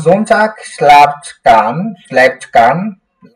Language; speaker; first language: German; non-native, learner; Bangla